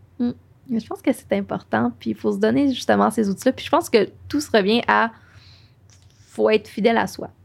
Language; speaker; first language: French; native; French